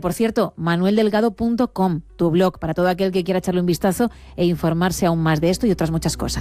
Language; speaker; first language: Spanish; native; Spanish